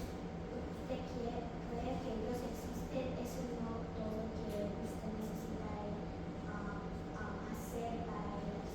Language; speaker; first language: Spanish; early bilingual, heritage; Spanish